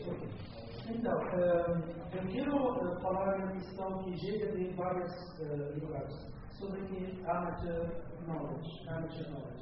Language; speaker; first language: Portuguese; non-native, learner; Spanish